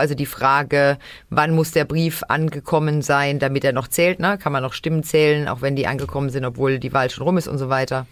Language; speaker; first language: German; native; German